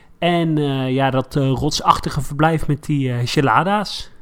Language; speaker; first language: Dutch; native; Dutch